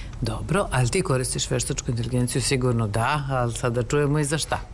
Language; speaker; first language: Serbian; native; Serbian